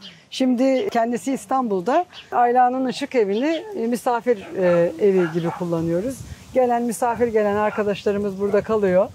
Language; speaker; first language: Turkish; native; Turkish